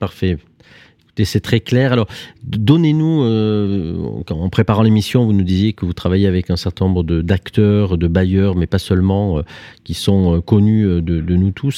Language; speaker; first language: French; native; French